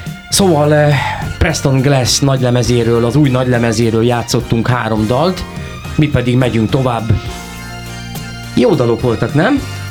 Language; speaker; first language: Hungarian; native; Hungarian